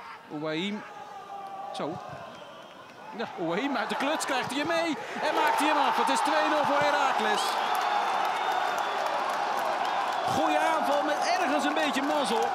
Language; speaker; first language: Dutch; native; Dutch